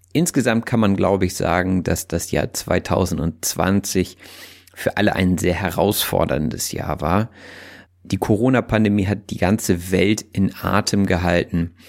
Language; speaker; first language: German; native; German